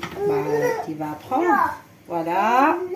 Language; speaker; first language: French; non-native, fluent; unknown